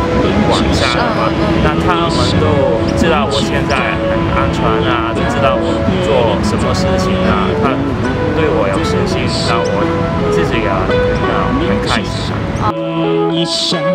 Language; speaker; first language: Chinese; non-native, local second language; Cantonese